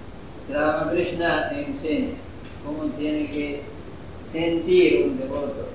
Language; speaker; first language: Spanish; non-native, fluent; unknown